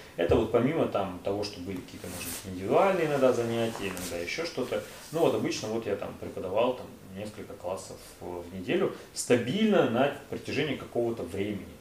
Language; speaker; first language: Russian; native; Russian